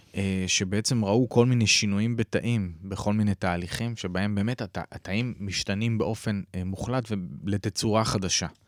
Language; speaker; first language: Hebrew; native; Hebrew